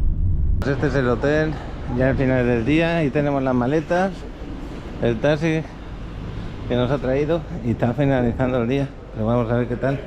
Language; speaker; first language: Spanish; native; Spanish